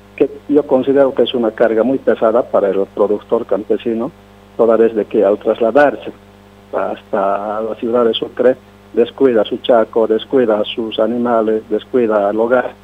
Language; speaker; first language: Spanish; non-native, local second language; Quechua